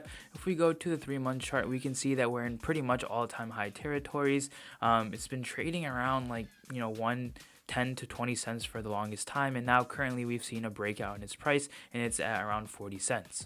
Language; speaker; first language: English; native; English